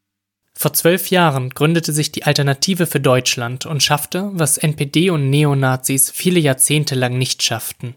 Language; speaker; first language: German; native; German